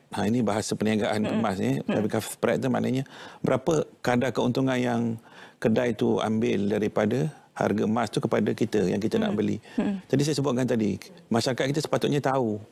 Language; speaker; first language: Malay; native; Malay